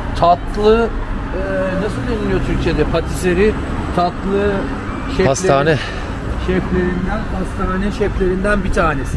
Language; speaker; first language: Turkish; early bilingual, heritage; Turkish